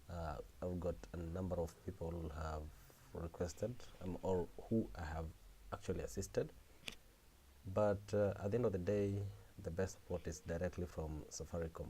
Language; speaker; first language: English; non-native, local second language; Swahili